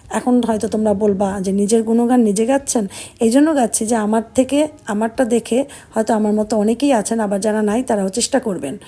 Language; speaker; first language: Bangla; native; Bangla